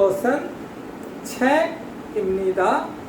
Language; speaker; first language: Korean; non-native, fluent; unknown